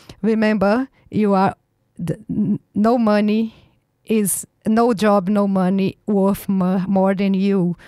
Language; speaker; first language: English; non-native, fluent; Portuguese